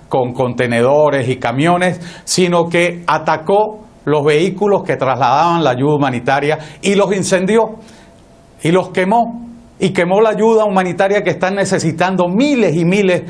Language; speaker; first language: Spanish; native; Spanish